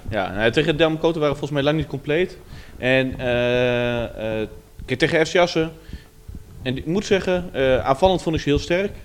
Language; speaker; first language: Dutch; native; Dutch